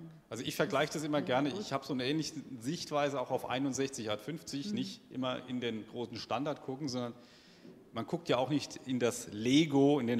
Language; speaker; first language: German; native; German